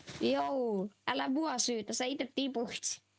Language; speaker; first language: Finnish; native; Finnish